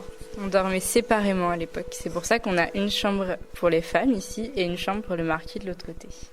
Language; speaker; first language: French; native; French